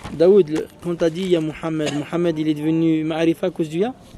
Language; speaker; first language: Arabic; non-native, fluent; French